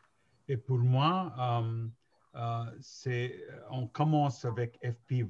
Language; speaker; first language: French; non-native, learner; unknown